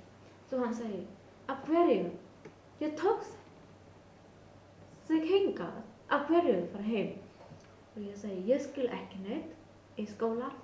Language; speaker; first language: Icelandic; non-native, learner; Vietnamese